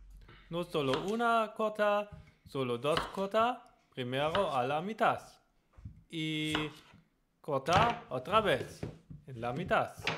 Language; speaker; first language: Spanish; non-native, learner; German